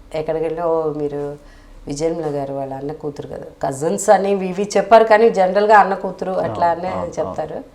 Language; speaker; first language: Telugu; native; Telugu